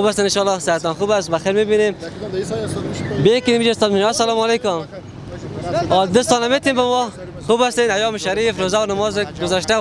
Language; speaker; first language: Persian; native; Persian